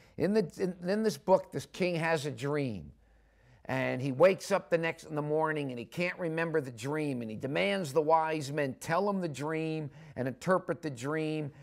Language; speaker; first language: English; native; English